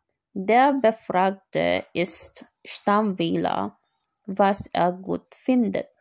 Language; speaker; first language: German; non-native, learner; Filipino